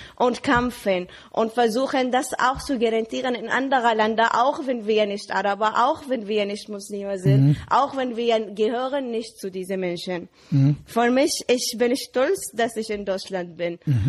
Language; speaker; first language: German; non-native, learner; Arabic